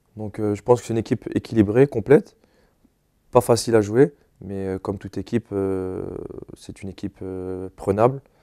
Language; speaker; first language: French; native; French